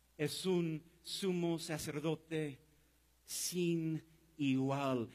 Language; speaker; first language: Spanish; non-native, fluent; English